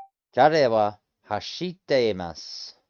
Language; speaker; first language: Japanese; non-native, learner; English